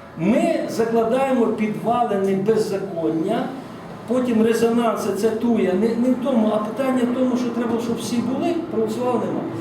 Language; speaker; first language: Ukrainian; native; Ukrainian